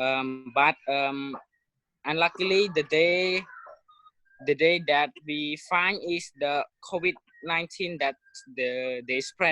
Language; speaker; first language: English; non-native, learner; Khmer